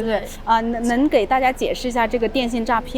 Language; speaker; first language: Chinese; native; Chinese